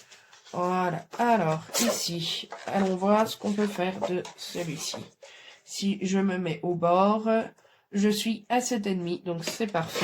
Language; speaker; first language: French; native; French